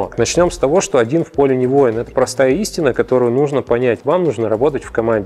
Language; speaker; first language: Russian; native; Russian